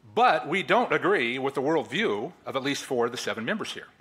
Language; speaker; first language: English; native; English